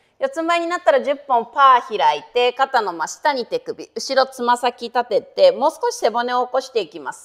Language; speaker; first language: Japanese; native; Japanese